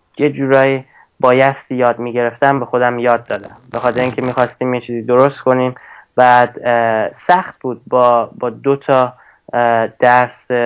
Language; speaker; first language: Persian; early bilingual, heritage; Persian